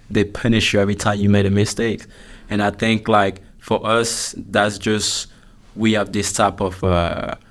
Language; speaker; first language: English; non-native, fluent; French